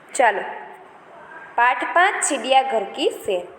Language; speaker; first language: Hindi; non-native, local second language; Gujarati